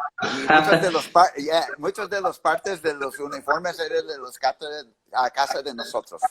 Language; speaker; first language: Spanish; early bilingual, heritage; English